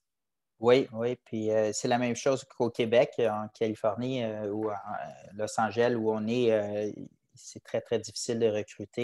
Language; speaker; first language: French; native; French